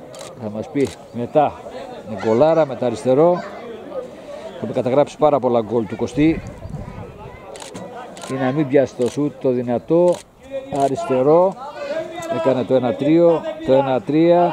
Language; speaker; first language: Greek; native; Greek